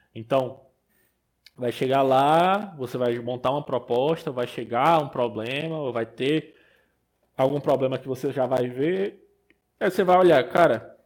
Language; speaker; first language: Portuguese; native; Portuguese